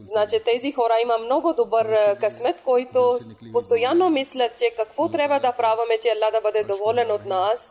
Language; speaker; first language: Bulgarian; non-native, local second language; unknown